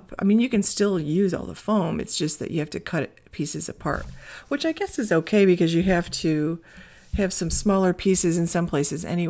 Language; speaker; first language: English; native; English